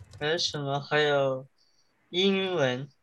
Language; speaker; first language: Chinese; early bilingual, heritage; Chinese